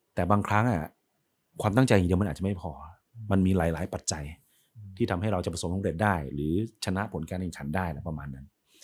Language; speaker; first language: Thai; native; Thai